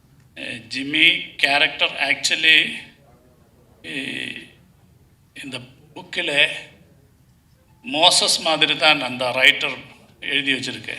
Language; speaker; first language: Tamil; non-native, learner; Malayalam